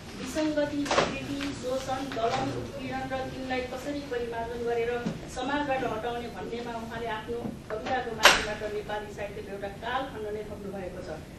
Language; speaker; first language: Nepali; native; Nepali